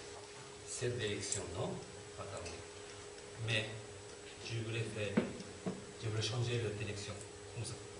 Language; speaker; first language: French; non-native, fluent; Turkish